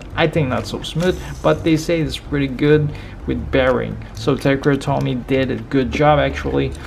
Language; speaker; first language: English; non-native, local second language; Chinese